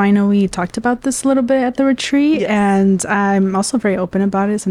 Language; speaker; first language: English; early bilingual, other home language; Spanish